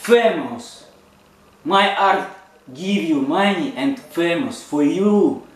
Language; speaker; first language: English; non-native, learner; Russian